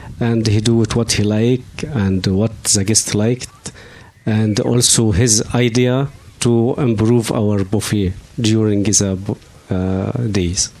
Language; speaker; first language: English; non-native, learner; Arabic